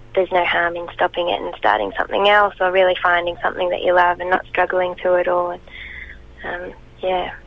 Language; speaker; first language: English; native; English